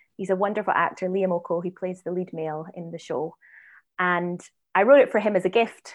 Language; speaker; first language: English; native; English